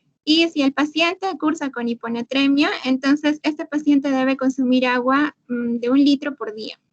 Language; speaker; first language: Spanish; native; Spanish